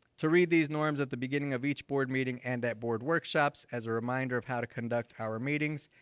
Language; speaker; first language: English; early bilingual, other home language; Spanish